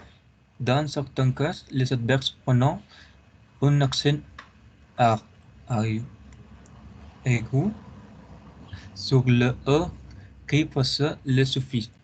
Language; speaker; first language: French; non-native, learner; Spanish